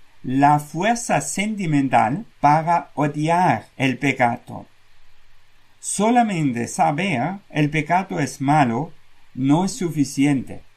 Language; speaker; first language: Spanish; non-native, fluent; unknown